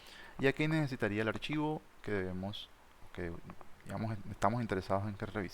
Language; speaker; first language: Spanish; native; Spanish